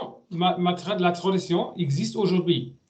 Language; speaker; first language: French; non-native, learner; German